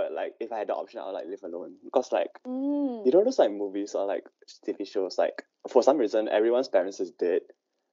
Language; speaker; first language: English; non-native, local second language; Cantonese